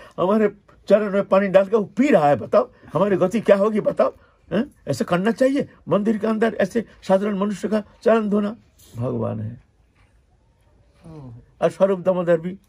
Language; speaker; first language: Hindi; non-native, local second language; Bangla